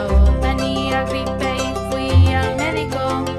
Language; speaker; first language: Spanish; non-native, learner; English